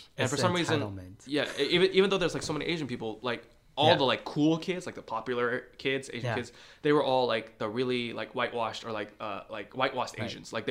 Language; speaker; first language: English; early bilingual, other home language; Chinese